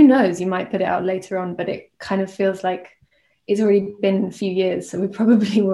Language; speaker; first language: English; native; English